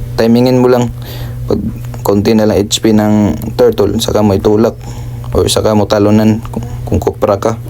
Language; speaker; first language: Filipino; non-native, local second language; Cebuano